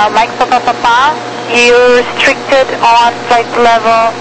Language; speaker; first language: English; non-native, learner; Portuguese